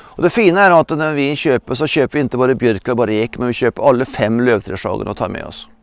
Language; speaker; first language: Swedish; non-native, fluent; Norwegian